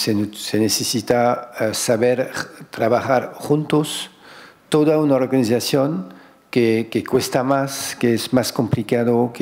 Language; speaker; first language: Spanish; non-native, fluent; French